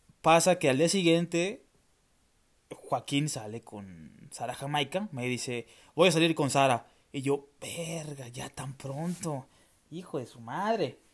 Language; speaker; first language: Spanish; native; Spanish